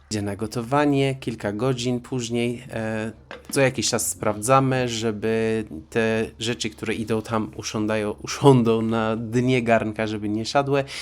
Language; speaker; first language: Polish; non-native, fluent; Persian